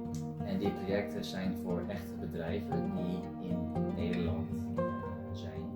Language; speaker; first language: Dutch; early bilingual, other home language; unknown